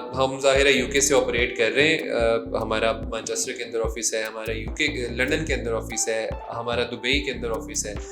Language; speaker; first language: Urdu; non-native, local second language; Pahari-Potwari